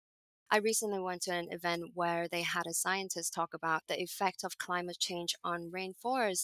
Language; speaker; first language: English; non-native, local second language; Cantonese